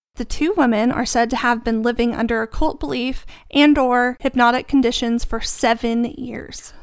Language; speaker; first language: English; native; English